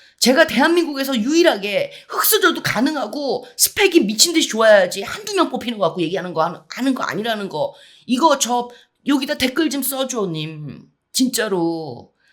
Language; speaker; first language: Korean; early bilingual, heritage; Korean